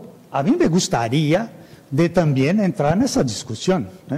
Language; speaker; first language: Spanish; non-native, fluent; Portuguese